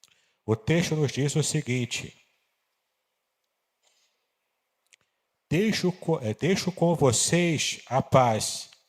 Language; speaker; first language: Portuguese; native; Portuguese